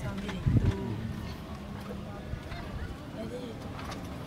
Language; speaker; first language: Indonesian; non-native, learner; French